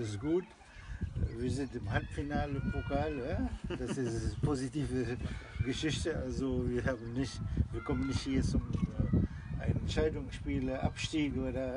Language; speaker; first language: German; non-native, learner; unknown